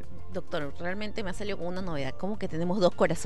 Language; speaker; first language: Spanish; native; Spanish